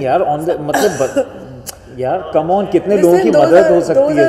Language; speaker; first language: Hindi; native; Hindi